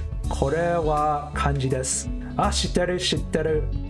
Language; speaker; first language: Japanese; non-native, learner; Cantonese